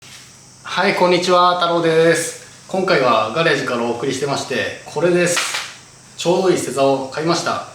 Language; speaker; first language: Japanese; native; Japanese